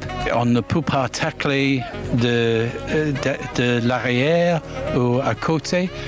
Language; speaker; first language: French; non-native, learner; English